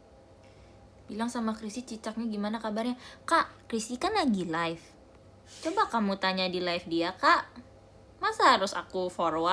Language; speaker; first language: Indonesian; native; Indonesian